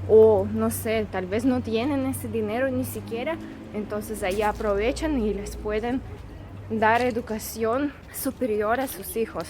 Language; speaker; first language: Spanish; non-native, fluent; Russian